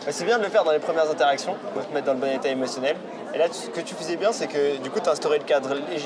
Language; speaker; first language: French; native; French